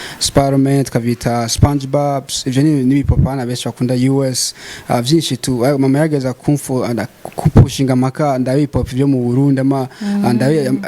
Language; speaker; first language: Rundi; early bilingual, heritage; Rundi